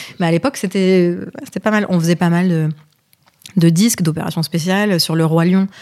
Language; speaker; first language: French; early bilingual, other home language; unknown